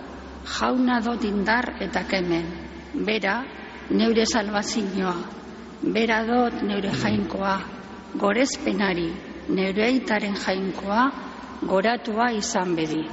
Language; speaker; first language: Basque; native; Basque